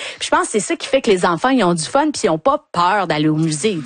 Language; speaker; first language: French; native; French